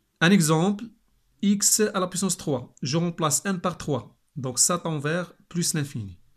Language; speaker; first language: French; non-native, local second language; Arabic